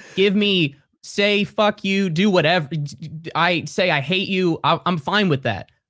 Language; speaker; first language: English; native; English